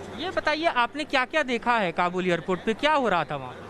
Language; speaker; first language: Hindi; native; Hindi